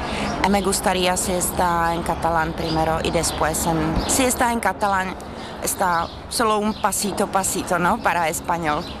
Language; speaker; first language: Spanish; non-native, fluent; Czech